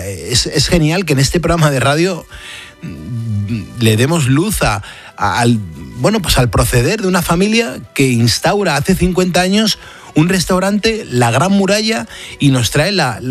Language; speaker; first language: Spanish; native; Spanish